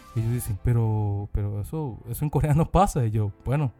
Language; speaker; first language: Spanish; non-native, fluent; Korean